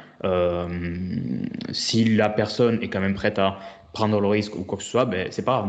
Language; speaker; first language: French; native; French